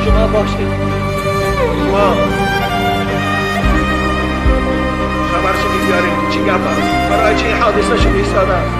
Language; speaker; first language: Persian; native; Persian